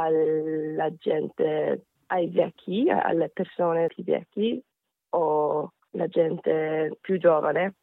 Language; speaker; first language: Italian; non-native, fluent; Korean